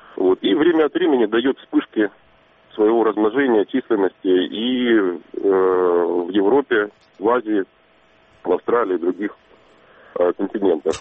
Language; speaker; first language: Russian; native; Russian